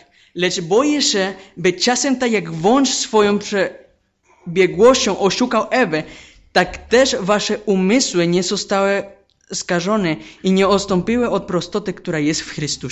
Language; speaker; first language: Polish; non-native, fluent; Spanish